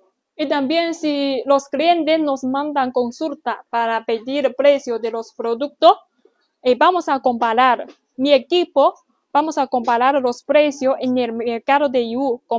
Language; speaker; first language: Spanish; non-native, learner; Chinese